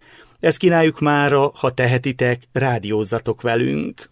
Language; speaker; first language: Hungarian; native; Hungarian